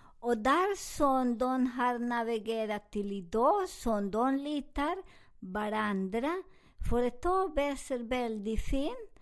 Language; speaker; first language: Swedish; non-native, learner; Spanish